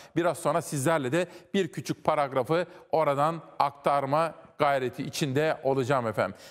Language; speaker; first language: Turkish; native; Turkish